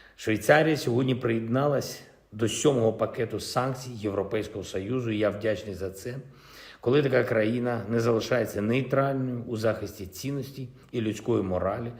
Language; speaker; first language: Ukrainian; non-native, local second language; Russian